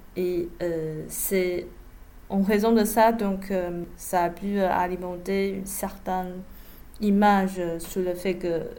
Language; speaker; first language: French; non-native, fluent; Chinese